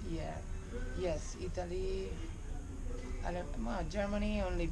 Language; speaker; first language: English; non-native, learner; Spanish